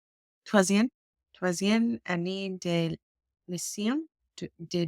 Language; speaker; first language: French; non-native, learner; English